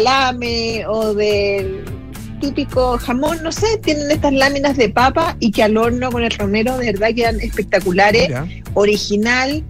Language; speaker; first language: Spanish; native; Spanish